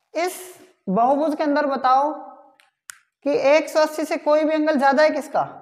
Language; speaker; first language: Hindi; native; Hindi